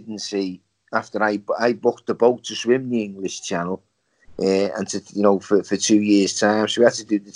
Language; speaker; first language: English; native; English